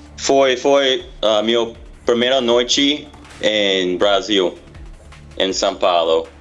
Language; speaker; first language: Portuguese; non-native, learner; English